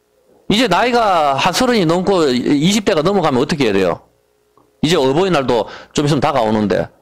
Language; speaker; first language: Korean; native; Korean